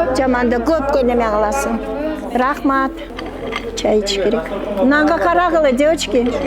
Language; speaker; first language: Kyrgyz; non-native, local second language; Russian